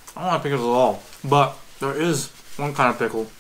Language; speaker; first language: English; native; English